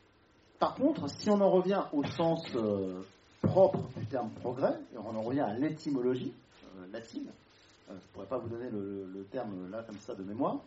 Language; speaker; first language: French; native; French